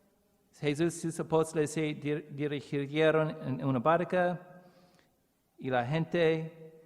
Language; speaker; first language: Spanish; non-native, learner; English